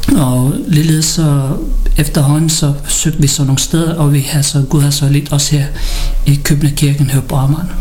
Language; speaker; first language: Danish; early bilingual, other home language; Filipino